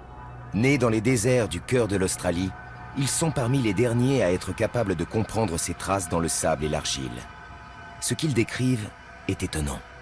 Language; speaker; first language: French; native; French